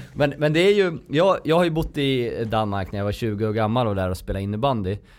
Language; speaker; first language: Swedish; native; Swedish